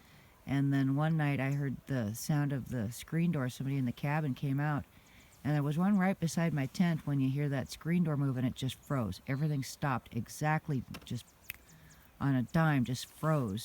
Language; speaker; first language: English; native; English